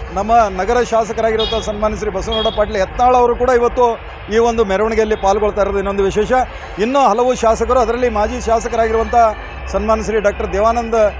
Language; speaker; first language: Kannada; non-native, local second language; Lambadi